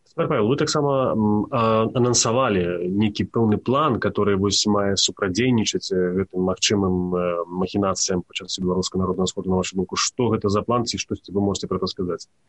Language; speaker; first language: Belarusian; native; Belarusian